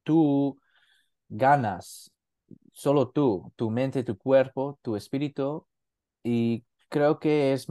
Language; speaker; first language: Spanish; non-native, learner; English